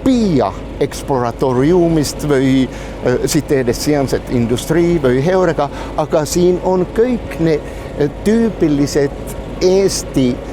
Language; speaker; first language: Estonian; non-native, learner; Finnish